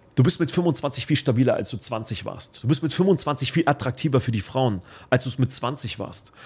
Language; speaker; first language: German; early bilingual, other home language; Arabic